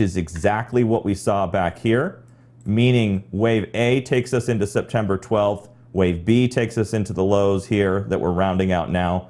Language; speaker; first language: English; native; English